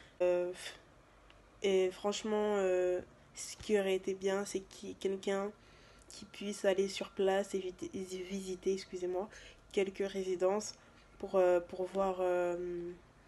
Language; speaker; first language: French; native; French